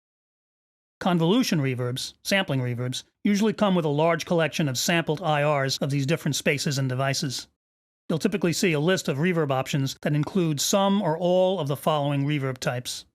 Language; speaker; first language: English; native; English